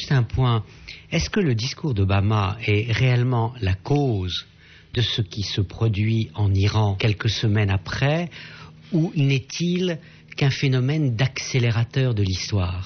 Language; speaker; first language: French; native; French